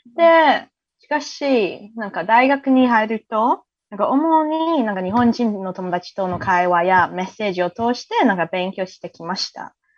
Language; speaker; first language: Japanese; non-native, fluent; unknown